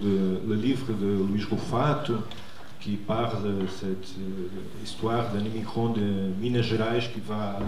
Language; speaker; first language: French; non-native, fluent; Portuguese